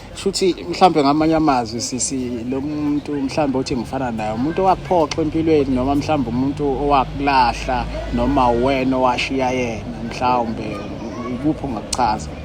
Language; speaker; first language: Zulu; native; Zulu